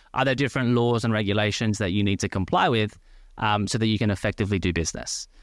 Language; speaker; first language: English; native; English